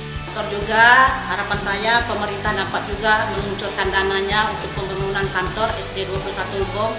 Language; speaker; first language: Indonesian; native; Indonesian